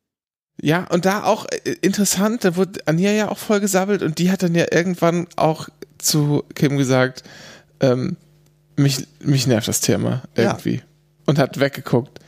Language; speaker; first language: German; native; German